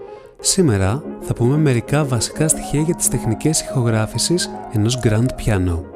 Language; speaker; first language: Greek; native; Greek